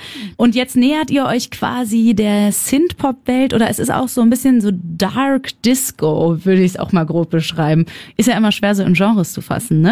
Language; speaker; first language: German; native; German